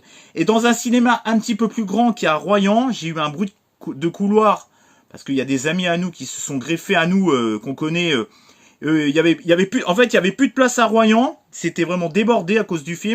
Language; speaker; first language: French; native; French